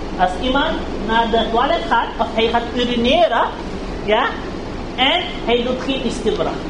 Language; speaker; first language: Dutch; early bilingual, heritage; Urdu